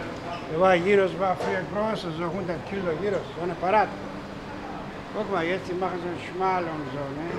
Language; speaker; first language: German; non-native, learner; Greek